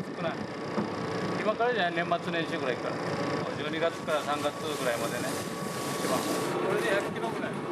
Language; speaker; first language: Japanese; native; Japanese